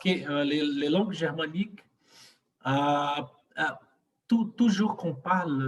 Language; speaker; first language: French; non-native, fluent; Portuguese